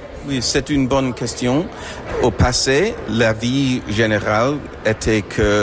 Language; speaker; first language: French; non-native, fluent; English